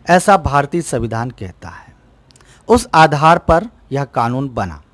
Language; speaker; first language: Hindi; native; Hindi